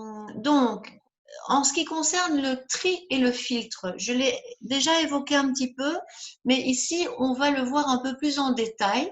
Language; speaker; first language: French; native; French